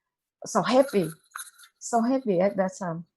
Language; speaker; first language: English; non-native, learner; Vietnamese